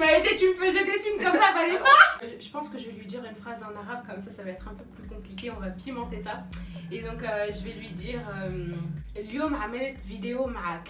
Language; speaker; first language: French; native; French